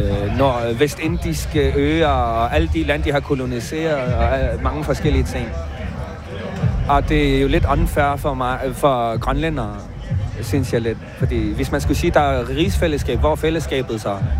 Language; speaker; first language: Danish; non-native, local second language; Kalaallisut